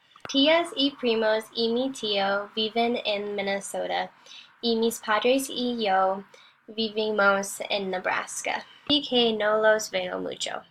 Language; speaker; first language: Spanish; non-native, learner; English